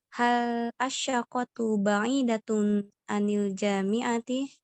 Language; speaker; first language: Arabic; non-native, learner; Indonesian